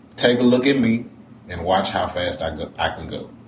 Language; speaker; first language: English; native; English